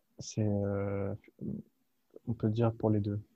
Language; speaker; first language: French; native; French